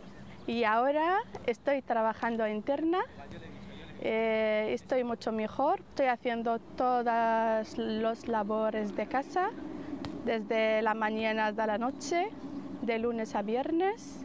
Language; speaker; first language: Spanish; non-native, fluent; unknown